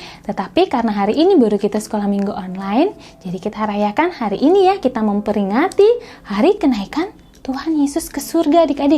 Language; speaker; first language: Indonesian; native; Indonesian